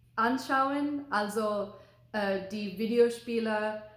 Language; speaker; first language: German; non-native, learner; English